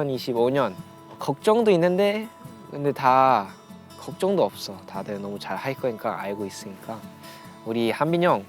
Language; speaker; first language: Korean; early bilingual, heritage; English